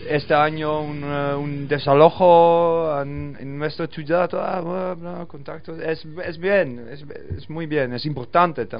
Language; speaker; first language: Spanish; non-native, learner; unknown